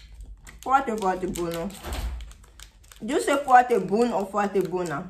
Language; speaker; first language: Romanian; non-native, learner; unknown